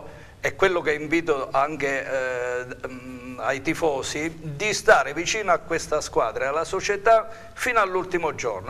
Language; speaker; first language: Italian; native; Italian